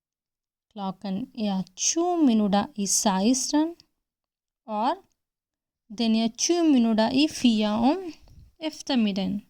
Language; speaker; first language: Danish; non-native, fluent; Hindi